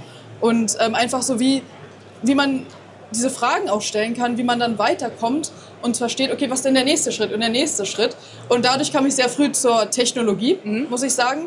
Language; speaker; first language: German; native; German